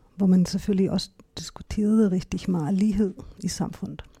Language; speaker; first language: Danish; non-native, fluent; German